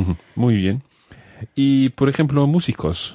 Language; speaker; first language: Spanish; non-native, fluent; English